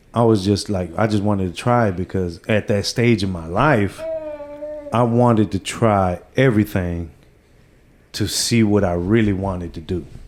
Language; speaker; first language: English; early bilingual, other home language; Spanish